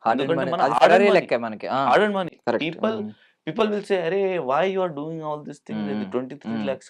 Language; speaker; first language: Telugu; non-native, local second language; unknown